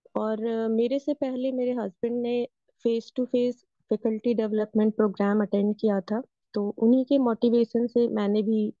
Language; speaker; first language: Hindi; native; Hindi